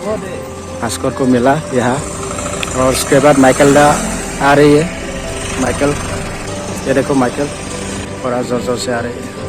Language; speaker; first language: Hindi; non-native, local second language; Bodo